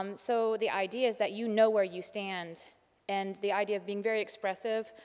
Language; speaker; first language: English; native; English